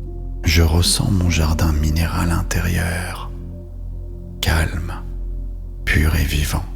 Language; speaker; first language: French; native; French